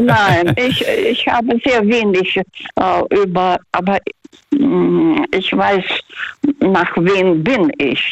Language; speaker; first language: German; non-native, fluent; Russian